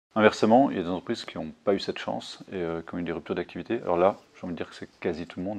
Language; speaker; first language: French; native; French